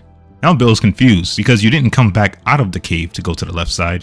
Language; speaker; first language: English; native; English